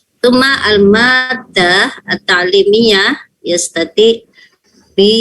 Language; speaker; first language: Arabic; non-native, fluent; Indonesian